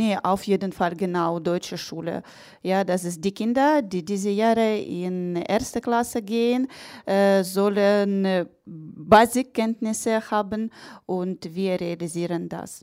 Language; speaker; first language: German; non-native, learner; Ukrainian